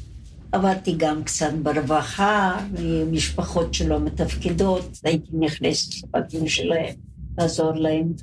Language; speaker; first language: Hebrew; non-native, fluent; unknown